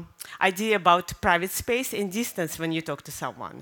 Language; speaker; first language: English; non-native, fluent; Russian